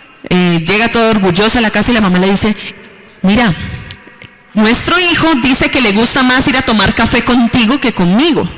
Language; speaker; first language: Spanish; native; Spanish